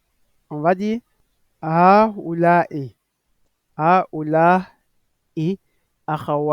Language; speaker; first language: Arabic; non-native, fluent; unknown